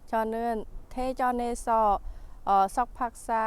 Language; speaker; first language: Korean; non-native, fluent; Khmer